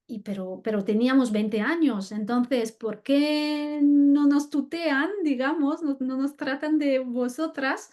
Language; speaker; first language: Spanish; non-native, fluent; French